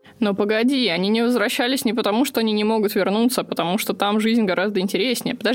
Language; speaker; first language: Russian; native; Russian